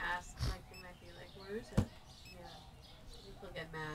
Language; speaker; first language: English; native; English